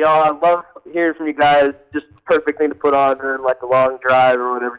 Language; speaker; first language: English; native; English